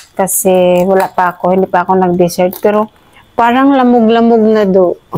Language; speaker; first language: Filipino; native; Filipino